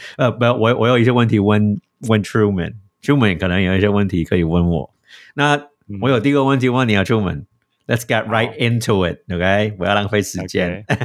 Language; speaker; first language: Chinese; early bilingual, heritage; Chinese